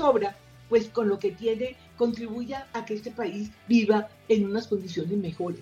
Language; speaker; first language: Spanish; native; Spanish